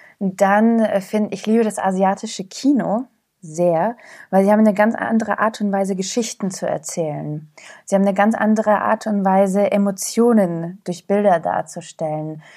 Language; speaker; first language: German; early bilingual, other home language; Croatian